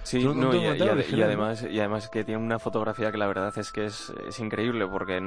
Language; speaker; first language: Spanish; native; Spanish